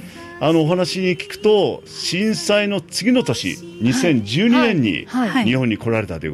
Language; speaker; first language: Japanese; native; Japanese